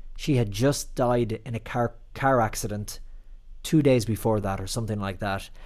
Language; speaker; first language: English; native; English